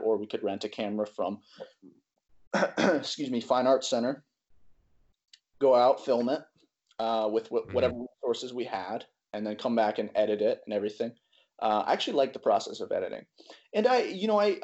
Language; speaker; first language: English; native; English